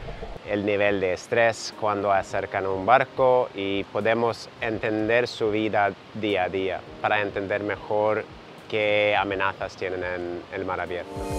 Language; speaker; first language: Spanish; non-native, fluent; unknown